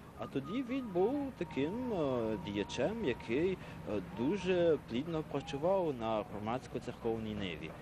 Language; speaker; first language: Ukrainian; early bilingual, heritage; Ukrainian